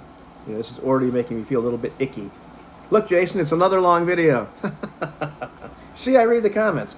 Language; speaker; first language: English; native; English